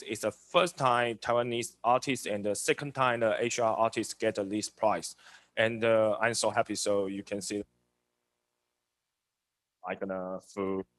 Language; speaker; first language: English; non-native, learner; Chinese